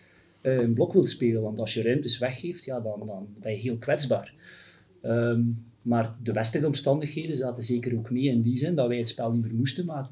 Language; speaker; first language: Dutch; native; Dutch